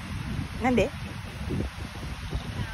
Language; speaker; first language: Japanese; non-native, learner; Thai